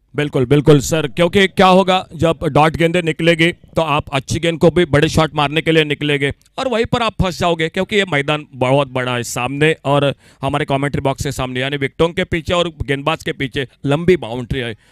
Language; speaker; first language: Hindi; non-native, local second language; Marathi